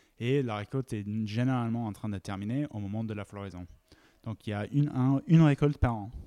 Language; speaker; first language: French; non-native, fluent; English